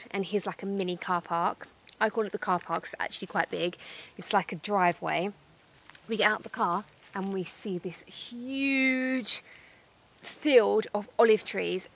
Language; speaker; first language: English; native; English